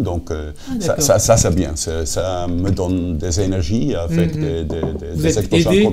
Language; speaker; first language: French; non-native, fluent; Dutch